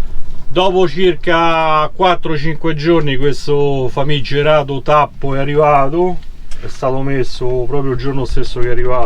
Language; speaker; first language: Italian; native; Italian